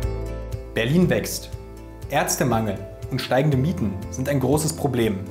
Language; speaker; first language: German; early bilingual, other home language; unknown